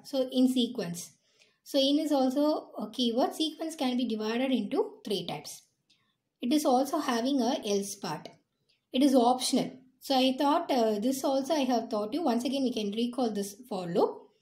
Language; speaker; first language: English; non-native, local second language; Tamil